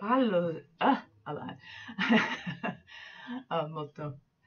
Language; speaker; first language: Italian; non-native, learner; English